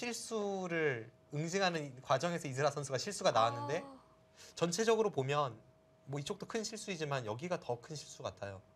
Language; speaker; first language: Korean; native; Korean